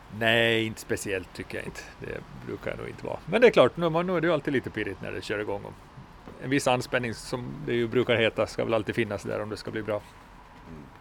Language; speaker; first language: Swedish; native; Swedish